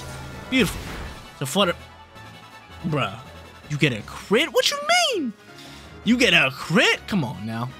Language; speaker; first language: English; native; English